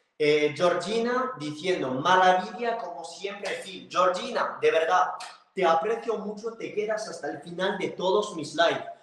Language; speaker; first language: Spanish; non-native, fluent; French